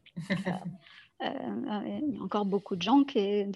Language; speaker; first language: French; native; French